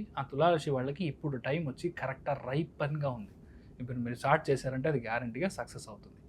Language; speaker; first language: Telugu; non-native, fluent; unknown